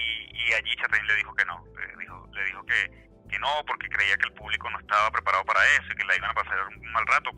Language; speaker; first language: Spanish; native; Spanish